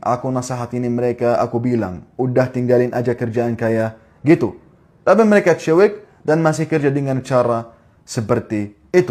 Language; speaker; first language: Indonesian; non-native, fluent; Arabic